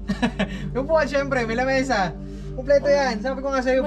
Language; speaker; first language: Filipino; native; Filipino